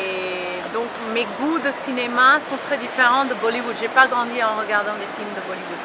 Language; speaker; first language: French; early bilingual, heritage; French